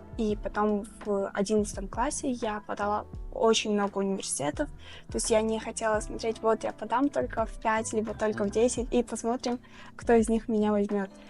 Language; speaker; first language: Russian; non-native, local second language; Tajik